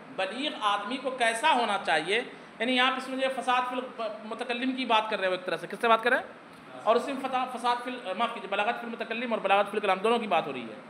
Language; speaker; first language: Urdu; native; Urdu